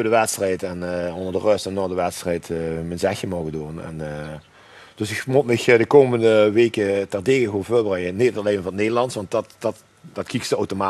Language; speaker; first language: Dutch; native; Dutch